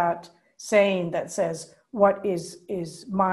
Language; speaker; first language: English; non-native, fluent; Spanish